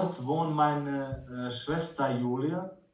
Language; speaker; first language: German; non-native, learner; Croatian